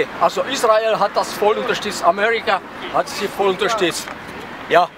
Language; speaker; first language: German; non-native, fluent; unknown